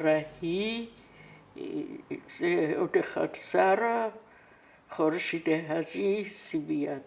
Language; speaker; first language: Hebrew; non-native, fluent; Persian